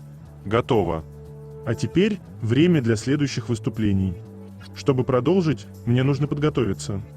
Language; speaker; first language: Russian; native; Russian